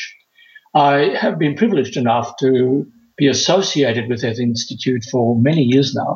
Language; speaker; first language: English; non-native, fluent; German